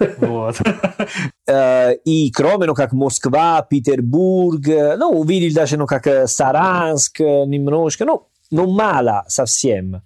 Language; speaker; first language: Russian; non-native, learner; Italian